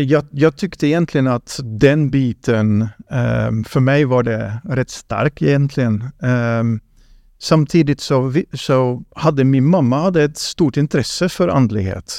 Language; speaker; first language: Swedish; non-native, fluent; Dutch